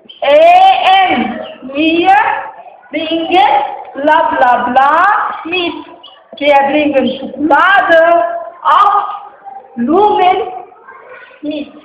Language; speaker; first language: German; non-native, learner; Arabic